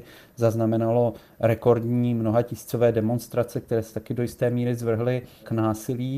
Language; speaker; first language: Czech; native; Czech